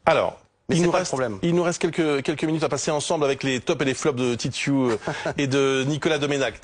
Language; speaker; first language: French; native; French